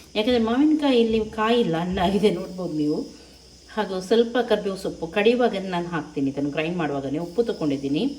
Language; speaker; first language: Kannada; native; Kannada